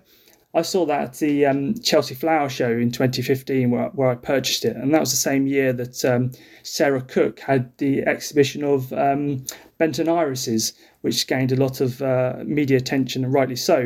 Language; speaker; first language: English; native; English